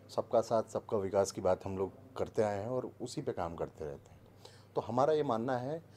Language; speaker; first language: Hindi; native; Hindi